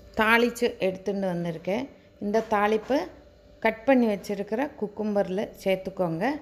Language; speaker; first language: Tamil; non-native, local second language; Malayalam